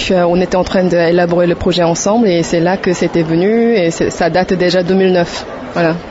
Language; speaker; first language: French; non-native, fluent; Korean